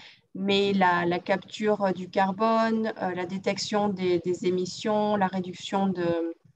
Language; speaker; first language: French; native; French